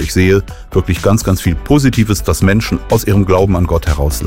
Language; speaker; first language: German; native; German